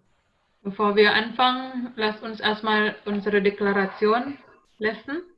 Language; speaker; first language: German; non-native, learner; Indonesian